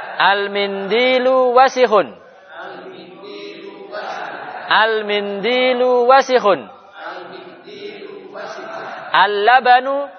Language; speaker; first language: Arabic; non-native, fluent; Indonesian